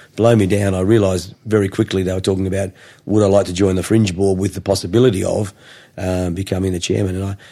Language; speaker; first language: English; native; English